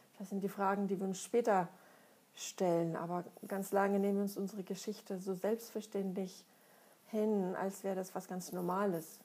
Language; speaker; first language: German; non-native, fluent; Russian